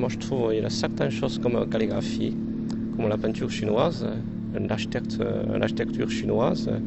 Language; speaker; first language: French; non-native, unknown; Chinese